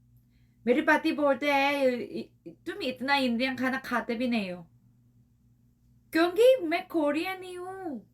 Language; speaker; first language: Hindi; non-native, learner; Korean